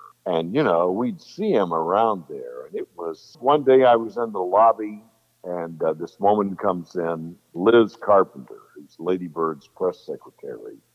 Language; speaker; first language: English; native; English